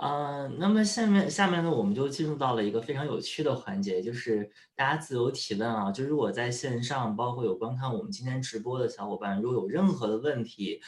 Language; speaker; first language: Chinese; native; Chinese